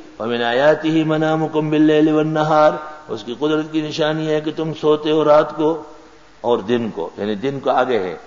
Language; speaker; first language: Urdu; non-native, local second language; Pashto